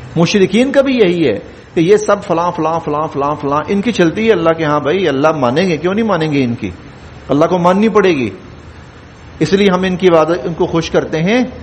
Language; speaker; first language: Urdu; non-native, local second language; Punjabi